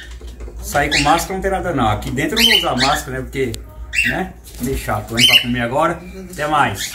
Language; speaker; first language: Portuguese; native; Portuguese